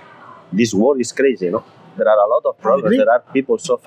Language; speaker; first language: English; non-native, fluent; Spanish